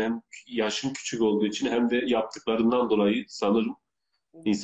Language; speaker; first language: Turkish; native; Turkish